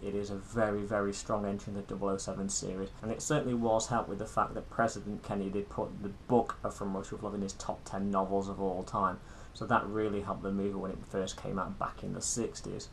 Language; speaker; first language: English; native; English